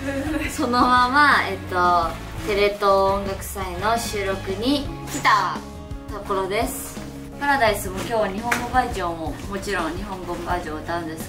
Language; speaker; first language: Japanese; native; Japanese